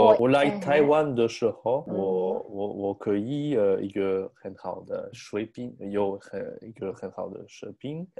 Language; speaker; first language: Chinese; non-native, learner; French